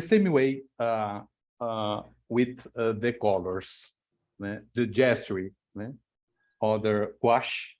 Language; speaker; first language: English; non-native, learner; Portuguese